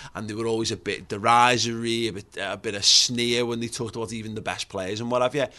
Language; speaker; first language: English; native; English